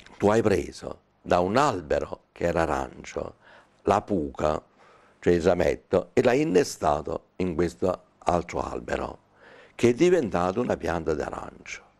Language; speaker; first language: Italian; native; Italian